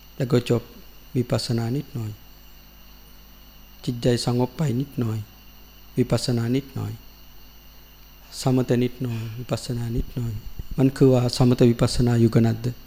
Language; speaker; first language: Thai; non-native, learner; Sinhala